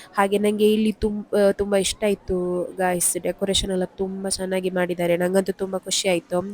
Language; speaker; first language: Kannada; non-native, local second language; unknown